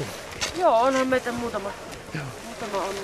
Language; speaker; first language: Finnish; native; Finnish